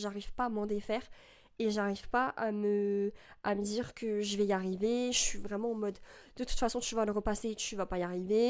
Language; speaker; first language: French; native; French